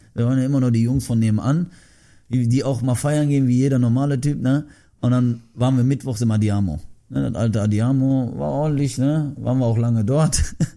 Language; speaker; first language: German; early bilingual, other home language; Turkish